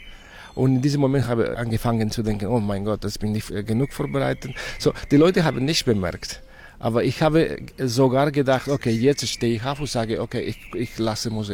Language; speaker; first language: German; non-native, fluent; Catalan